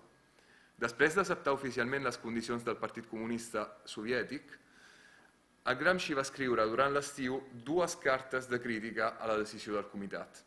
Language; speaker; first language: Catalan; non-native, fluent; Italian